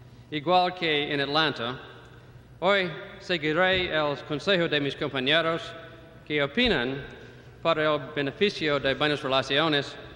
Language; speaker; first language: Spanish; non-native, learner; English